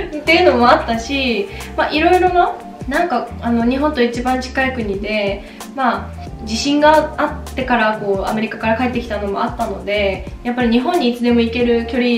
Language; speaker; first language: Japanese; native; Japanese